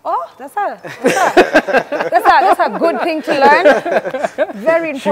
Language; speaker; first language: English; non-native, local second language; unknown